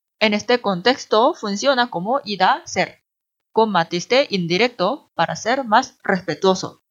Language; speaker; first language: Spanish; non-native, fluent; Korean